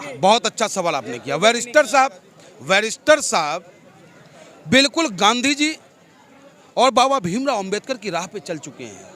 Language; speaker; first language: Hindi; native; Hindi